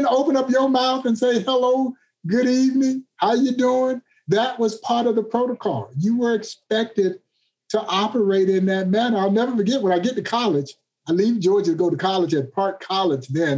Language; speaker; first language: English; native; English